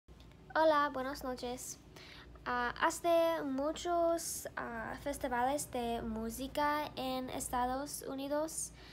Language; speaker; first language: Spanish; non-native, learner; English